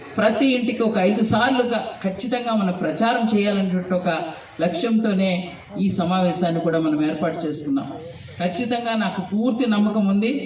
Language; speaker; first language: Telugu; native; Telugu